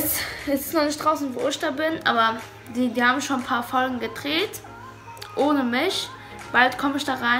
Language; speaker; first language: German; early bilingual, other home language; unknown